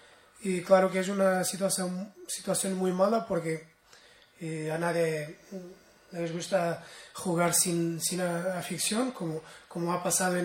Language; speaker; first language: Spanish; non-native, fluent; Portuguese